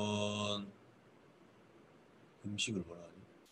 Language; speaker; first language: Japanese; non-native, learner; Korean